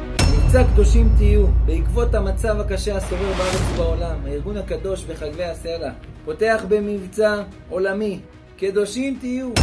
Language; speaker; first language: Hebrew; native; Hebrew